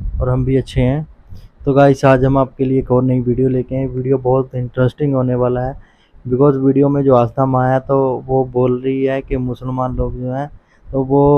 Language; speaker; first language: Hindi; native; Hindi